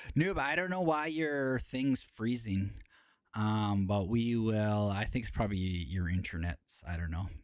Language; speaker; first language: English; native; English